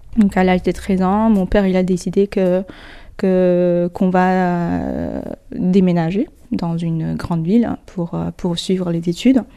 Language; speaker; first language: French; non-native, fluent; Chinese